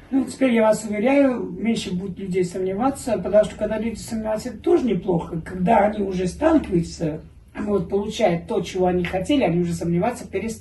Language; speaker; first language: Russian; native; Russian